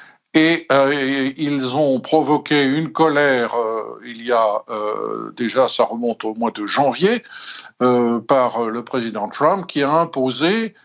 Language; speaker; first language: French; native; French